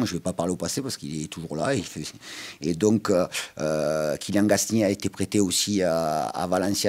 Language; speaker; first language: French; native; French